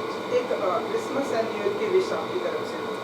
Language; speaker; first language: Hindi; native; Hindi